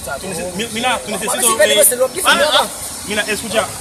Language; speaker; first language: Spanish; non-native, learner; Haitian Creole